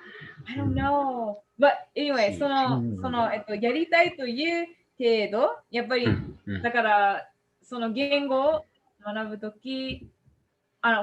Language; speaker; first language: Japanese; non-native, fluent; English